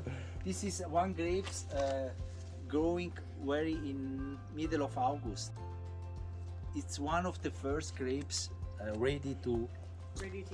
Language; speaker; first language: English; non-native, learner; Italian